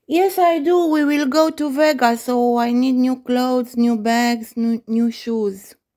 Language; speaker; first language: English; non-native, fluent; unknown